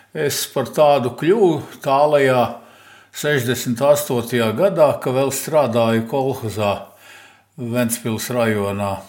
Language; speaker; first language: Latvian; native; Latvian